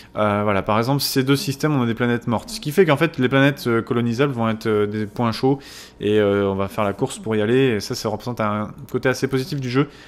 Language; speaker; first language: French; native; French